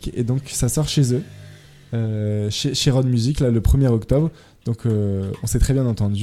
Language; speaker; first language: French; native; French